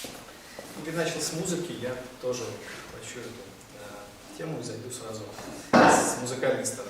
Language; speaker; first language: Russian; native; Russian